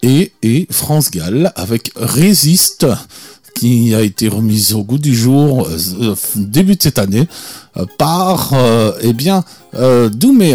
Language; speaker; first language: French; native; French